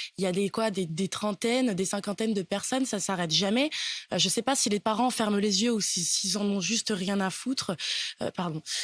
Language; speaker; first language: French; native; French